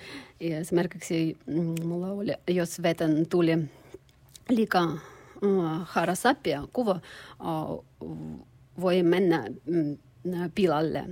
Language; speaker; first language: Finnish; non-native, learner; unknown